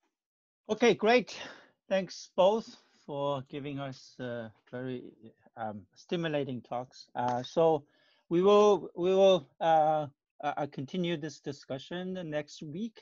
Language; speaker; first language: English; non-native, fluent; Chinese